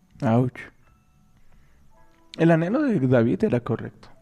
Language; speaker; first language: Spanish; native; Spanish